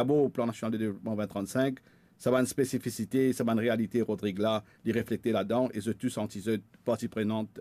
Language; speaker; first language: French; non-native, local second language; Morisyen